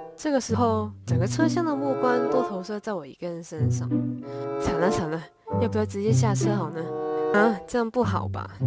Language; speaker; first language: Chinese; non-native, local second language; Cantonese